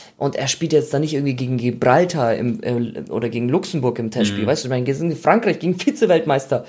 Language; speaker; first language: German; native; German